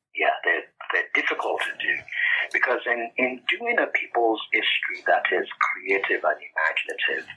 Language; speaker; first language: English; non-native, local second language; Yoruba